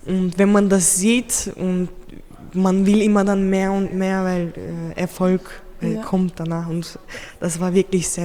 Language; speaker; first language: German; early bilingual, other home language; Turkish